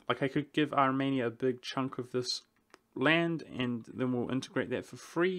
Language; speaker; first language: English; native; English